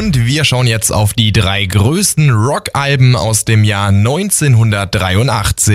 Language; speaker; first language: German; native; German